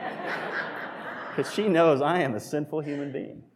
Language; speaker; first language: English; native; English